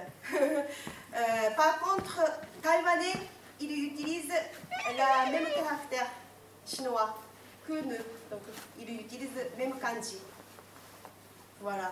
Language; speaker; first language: French; non-native, fluent; Japanese